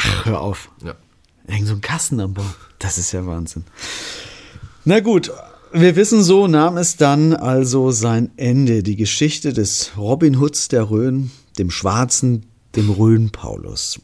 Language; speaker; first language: German; native; German